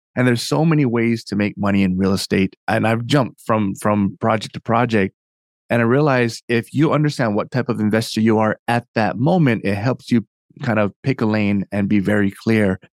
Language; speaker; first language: English; native; English